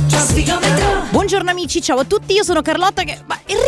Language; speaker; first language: Italian; native; Italian